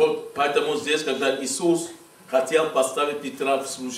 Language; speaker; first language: Russian; non-native, fluent; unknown